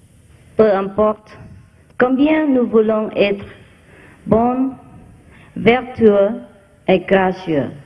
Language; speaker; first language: French; non-native, fluent; Vietnamese